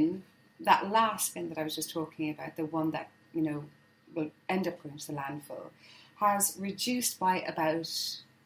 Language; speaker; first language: English; native; English